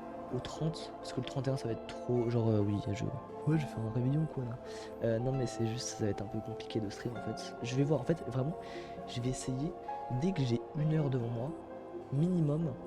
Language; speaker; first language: French; native; French